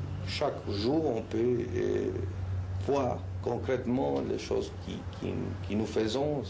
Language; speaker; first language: French; non-native, fluent; Spanish